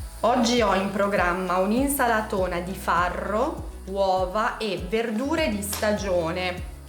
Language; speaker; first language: Italian; native; Italian